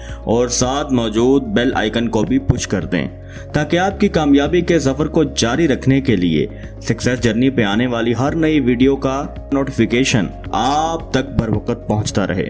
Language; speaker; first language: Urdu; native; Urdu